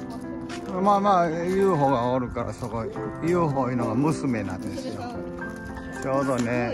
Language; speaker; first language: Japanese; native; Japanese